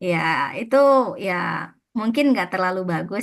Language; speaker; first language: Indonesian; non-native, fluent; Japanese